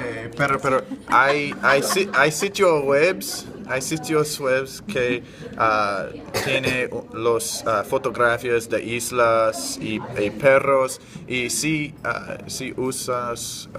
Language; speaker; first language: Spanish; non-native, learner; English